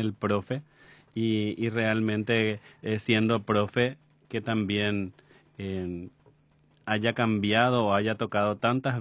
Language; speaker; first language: Spanish; native; Spanish